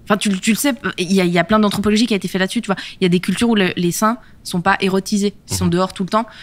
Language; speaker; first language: French; native; French